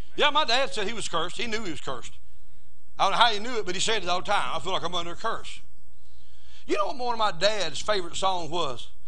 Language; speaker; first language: English; native; English